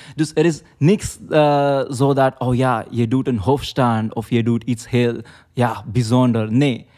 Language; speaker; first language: Dutch; non-native, fluent; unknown